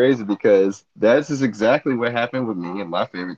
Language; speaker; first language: English; native; English